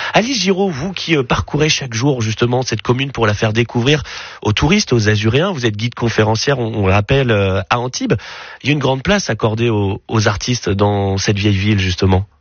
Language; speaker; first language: French; native; French